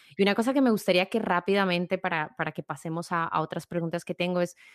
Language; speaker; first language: Spanish; native; Spanish